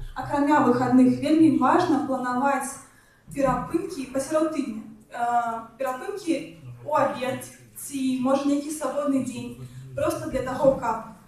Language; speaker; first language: Belarusian; non-native, local second language; Russian